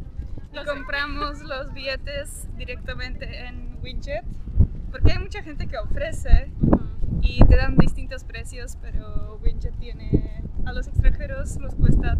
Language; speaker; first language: Spanish; non-native, fluent; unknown